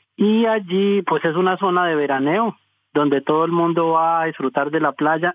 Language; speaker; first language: Spanish; native; Spanish